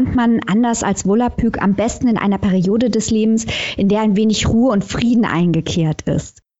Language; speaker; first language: German; native; German